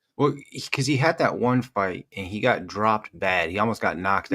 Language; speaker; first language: English; native; English